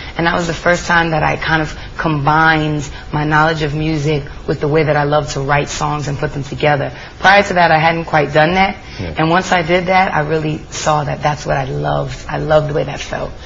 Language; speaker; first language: English; native; English